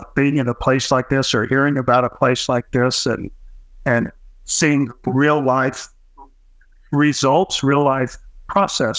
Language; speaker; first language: English; native; English